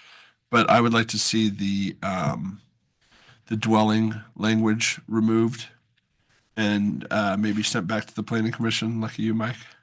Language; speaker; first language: English; native; English